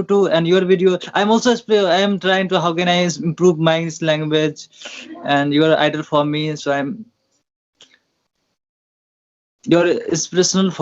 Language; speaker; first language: English; non-native, learner; Hindi